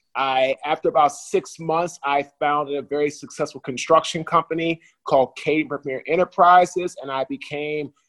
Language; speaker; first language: English; native; English